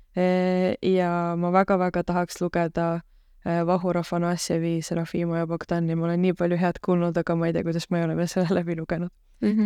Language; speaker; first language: Estonian; native; Estonian